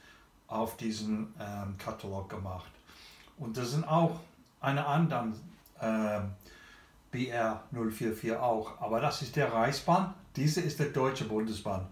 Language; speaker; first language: German; non-native, learner; English